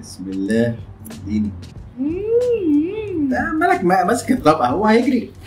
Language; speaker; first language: Arabic; native; Arabic